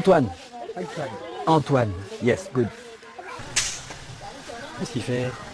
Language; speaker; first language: French; native; French